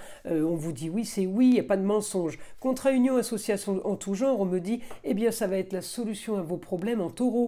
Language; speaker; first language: French; native; French